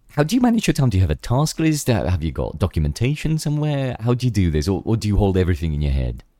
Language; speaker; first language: English; non-native, fluent; Czech